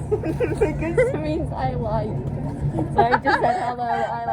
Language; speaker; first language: English; native; English